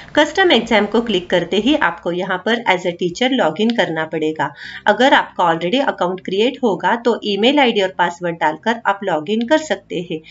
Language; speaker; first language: Hindi; non-native, local second language; Marathi